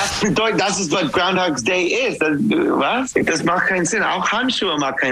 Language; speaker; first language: German; non-native, learner; English